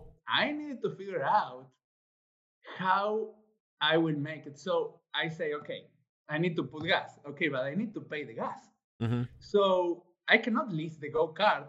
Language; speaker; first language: English; non-native, fluent; Spanish